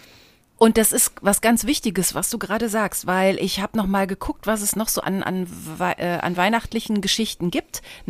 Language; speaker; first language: German; native; German